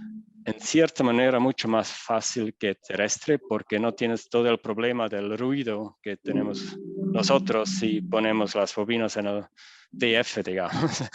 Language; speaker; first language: Spanish; non-native, fluent; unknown